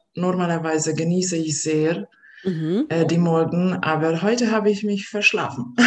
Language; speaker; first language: German; non-native, fluent; Hungarian